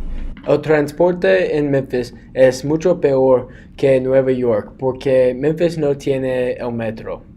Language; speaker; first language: Spanish; non-native, learner; English